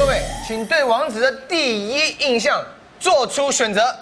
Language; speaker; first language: Chinese; native; Chinese